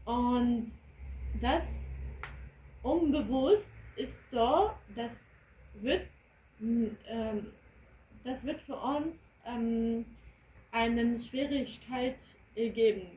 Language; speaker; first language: German; early bilingual, other home language; Kurdish